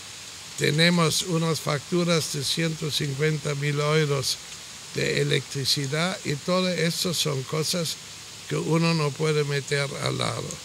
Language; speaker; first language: Spanish; non-native, fluent; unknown